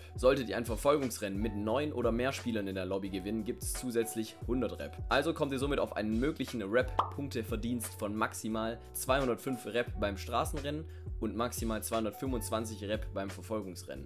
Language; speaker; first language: German; native; German